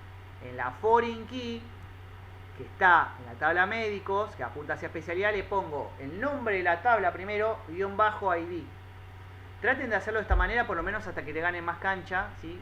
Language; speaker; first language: Spanish; native; Spanish